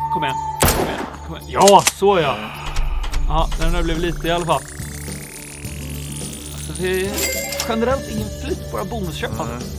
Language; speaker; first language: Swedish; native; Swedish